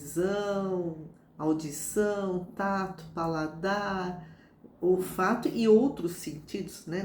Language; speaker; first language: Portuguese; native; Portuguese